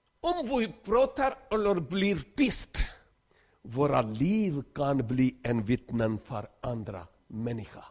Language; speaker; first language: Swedish; non-native, learner; Urdu